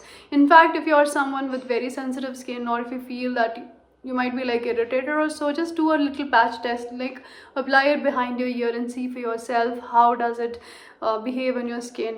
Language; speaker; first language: English; non-native, local second language; Hindi